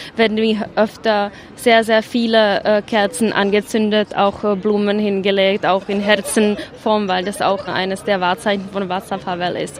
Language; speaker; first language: German; non-native, fluent; Czech